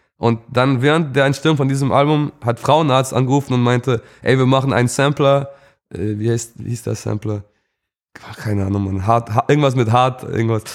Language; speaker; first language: German; early bilingual, other home language; English